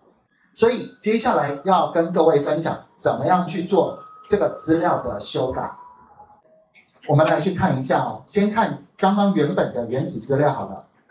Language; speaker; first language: Chinese; native; Chinese